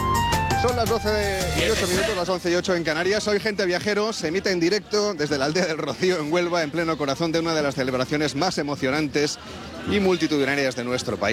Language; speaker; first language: Spanish; native; Spanish